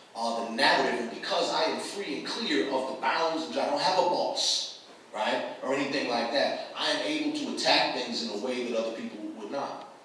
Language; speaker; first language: English; native; English